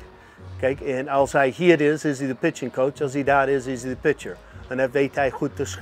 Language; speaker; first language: Dutch; non-native, fluent; English